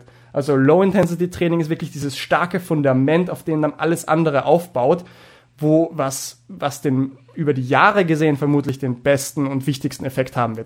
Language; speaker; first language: German; native; German